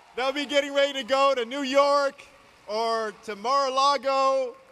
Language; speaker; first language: English; native; English